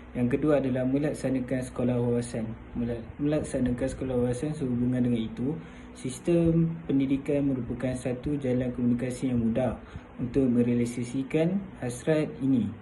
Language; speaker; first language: Malay; native; Malay